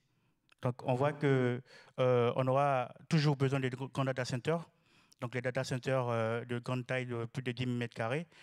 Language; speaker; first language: French; native; French